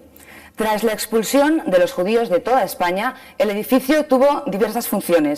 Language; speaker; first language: Spanish; native; Spanish